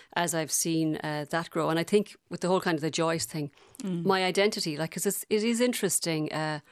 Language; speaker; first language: English; native; English